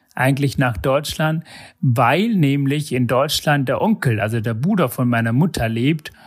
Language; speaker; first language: German; non-native, fluent; Sinhala